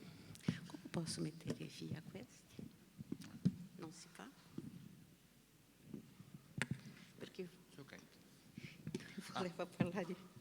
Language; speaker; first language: Italian; non-native, learner; Portuguese